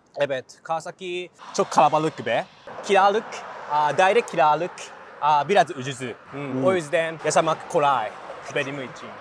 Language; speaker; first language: Turkish; non-native, learner; Japanese